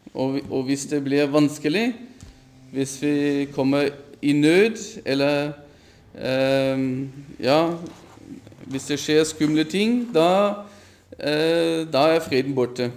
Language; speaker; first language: Norwegian; non-native, fluent; German